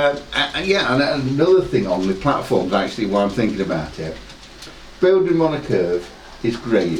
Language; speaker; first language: English; native; English